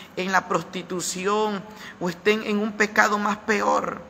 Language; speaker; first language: Spanish; native; Spanish